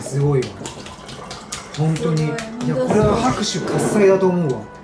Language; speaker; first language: Japanese; native; Japanese